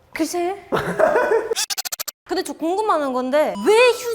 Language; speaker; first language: Korean; non-native, fluent; Ukrainian